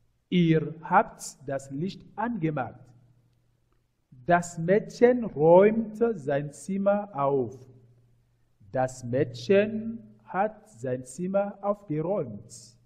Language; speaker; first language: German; non-native, learner; French